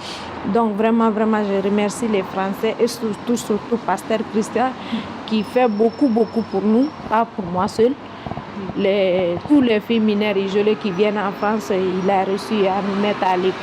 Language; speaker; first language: French; non-native, local second language; Mandingo